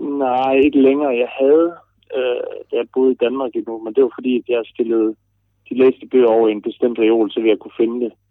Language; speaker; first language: Danish; early bilingual, other home language; German